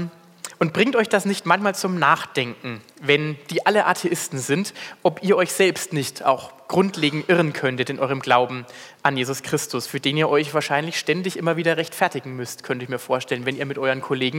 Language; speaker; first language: German; native; German